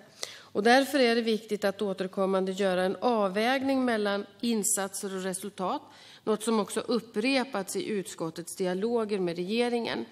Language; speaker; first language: Swedish; native; Swedish